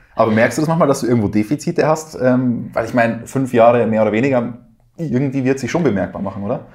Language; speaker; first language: German; native; German